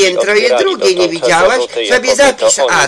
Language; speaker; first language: Polish; native; Polish